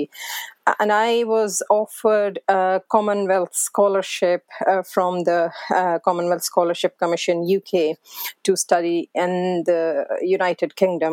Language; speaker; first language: English; non-native, local second language; Hindi